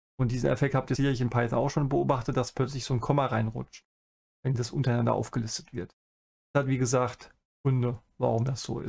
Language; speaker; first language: German; native; German